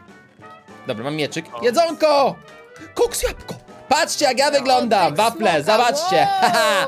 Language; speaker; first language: Polish; native; Polish